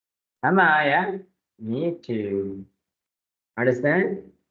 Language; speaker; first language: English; non-native, fluent; Indonesian